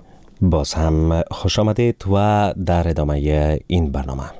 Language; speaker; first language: Persian; native; Persian